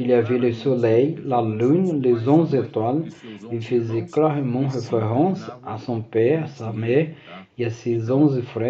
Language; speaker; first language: French; non-native, learner; Portuguese